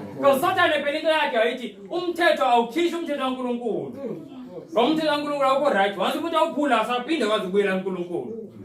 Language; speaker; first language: Zulu; native; Zulu